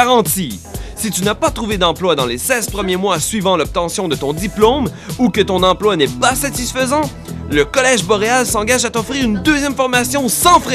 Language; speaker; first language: French; native; French